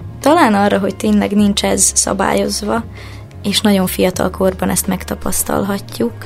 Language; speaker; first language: Hungarian; native; Hungarian